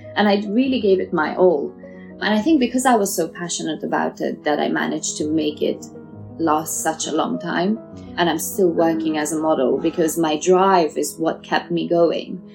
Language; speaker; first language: English; non-native, local second language; Persian